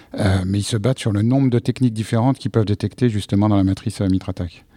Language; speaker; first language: French; native; French